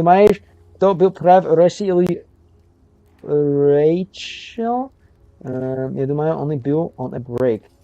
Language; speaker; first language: Russian; non-native, learner; English